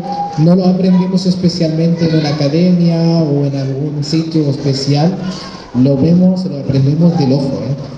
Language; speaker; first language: Spanish; non-native, fluent; Arabic